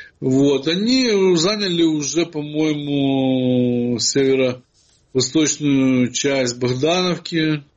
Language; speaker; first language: Russian; non-native, local second language; Ukrainian